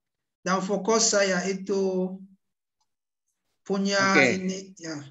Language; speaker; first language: Indonesian; non-native, learner; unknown